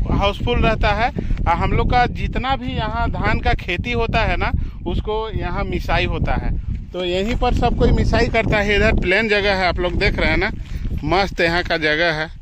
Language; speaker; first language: Hindi; native; Hindi